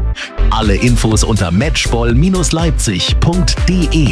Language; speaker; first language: German; native; German